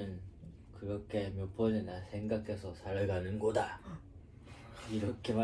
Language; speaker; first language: Korean; non-native, learner; Japanese